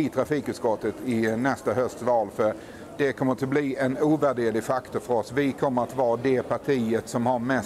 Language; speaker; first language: Swedish; native; Swedish